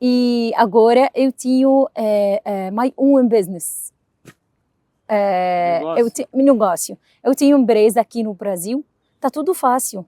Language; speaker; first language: Portuguese; non-native, learner; Arabic